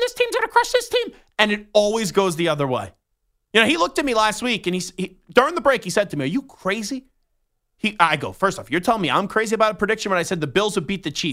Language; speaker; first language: English; native; English